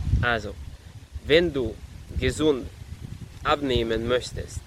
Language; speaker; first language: German; non-native, fluent; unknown